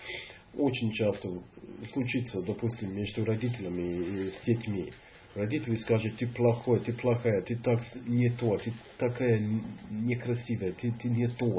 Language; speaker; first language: Russian; non-native, fluent; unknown